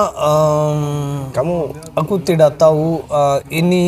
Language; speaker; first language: Indonesian; non-native, learner; Hindi